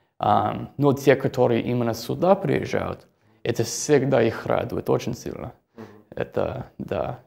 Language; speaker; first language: Russian; non-native, fluent; English